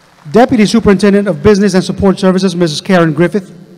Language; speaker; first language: English; native; English